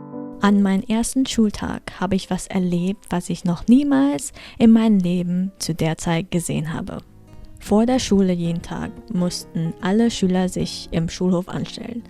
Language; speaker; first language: German; early bilingual, heritage; German